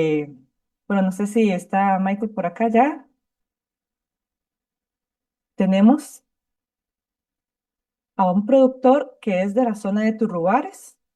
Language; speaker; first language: Spanish; native; Spanish